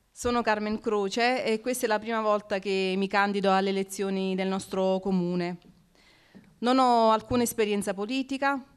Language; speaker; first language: Italian; native; Italian